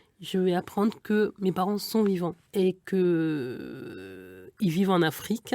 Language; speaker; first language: French; early bilingual, other home language; Igbo